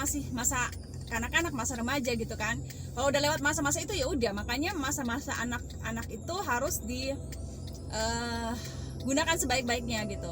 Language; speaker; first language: Indonesian; native; Indonesian